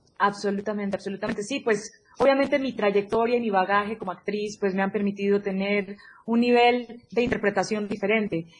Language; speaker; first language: Spanish; native; Spanish